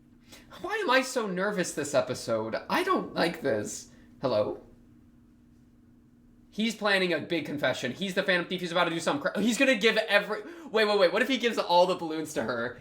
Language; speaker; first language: English; native; English